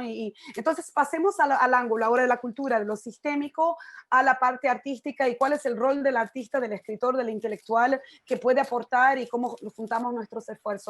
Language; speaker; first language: Spanish; native; Spanish